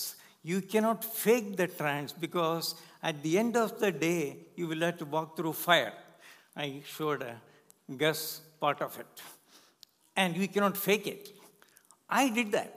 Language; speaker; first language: English; non-native, local second language; Malayalam